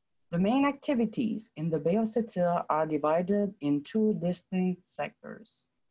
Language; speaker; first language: English; non-native, fluent; French